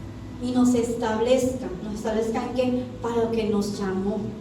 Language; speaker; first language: Spanish; native; Spanish